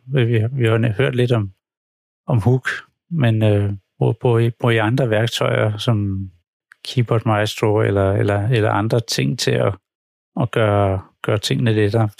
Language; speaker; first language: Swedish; non-native, learner; Danish